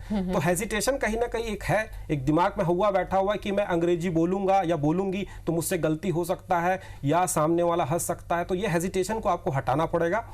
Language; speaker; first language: Hindi; native; Hindi